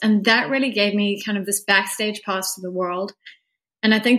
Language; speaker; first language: English; native; English